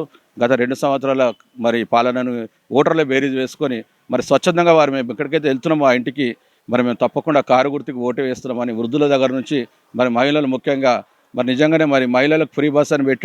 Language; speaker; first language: Telugu; native; Telugu